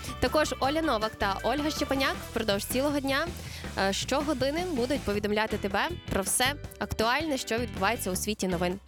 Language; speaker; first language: Ukrainian; native; Ukrainian